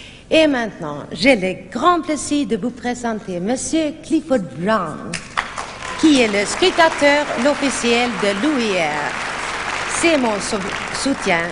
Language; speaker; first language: French; non-native, fluent; Swedish